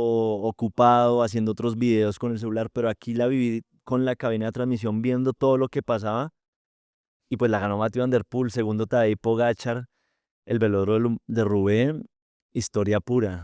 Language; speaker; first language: Spanish; native; Spanish